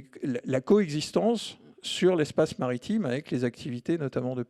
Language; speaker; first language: French; native; French